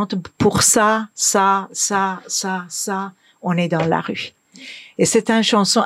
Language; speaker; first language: French; non-native, fluent; Persian